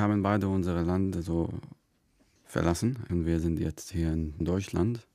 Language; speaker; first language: German; non-native, fluent; Arabic